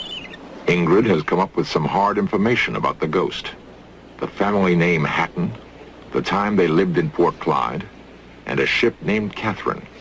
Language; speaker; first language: English; native; English